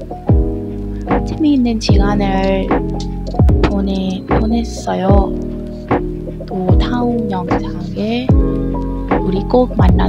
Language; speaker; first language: Korean; non-native, learner; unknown